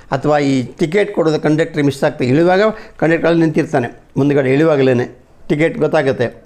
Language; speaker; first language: Kannada; native; Kannada